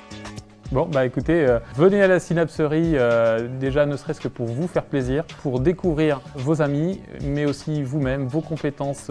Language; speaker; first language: French; native; French